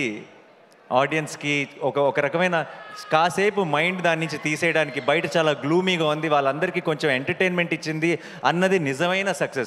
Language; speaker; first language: Telugu; native; Telugu